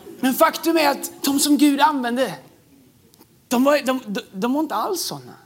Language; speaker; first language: Swedish; native; Swedish